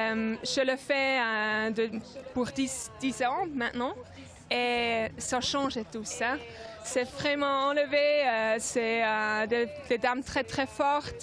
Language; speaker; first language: French; non-native, local second language; German